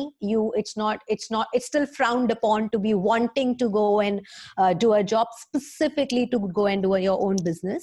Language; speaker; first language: English; non-native, local second language; Hindi